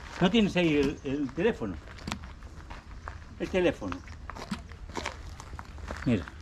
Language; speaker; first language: Spanish; native; Spanish